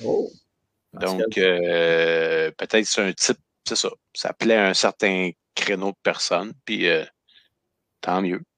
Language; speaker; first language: French; native; French